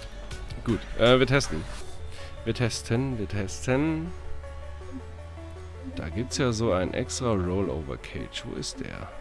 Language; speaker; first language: German; native; German